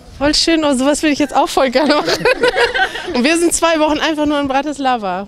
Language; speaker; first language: German; native; German